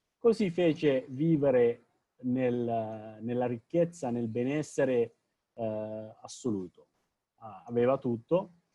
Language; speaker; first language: Italian; non-native, fluent; Sinhala